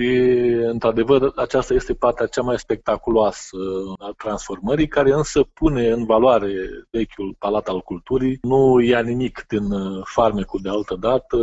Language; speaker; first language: Romanian; native; Romanian